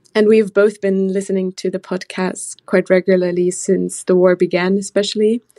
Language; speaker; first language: English; non-native, fluent; German